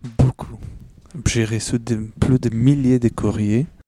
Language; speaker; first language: French; non-native, fluent; Persian